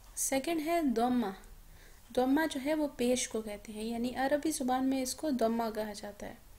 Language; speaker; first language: Urdu; native; Urdu